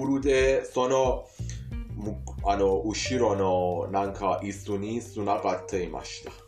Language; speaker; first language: Japanese; non-native, fluent; Persian